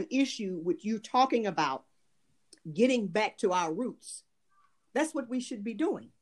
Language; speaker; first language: English; native; English